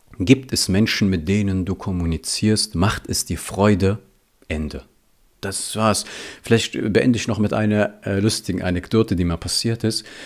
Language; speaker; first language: German; early bilingual, other home language; Riffian